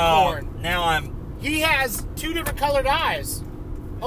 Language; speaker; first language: English; native; English